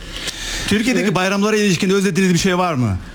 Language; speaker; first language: Turkish; native; Turkish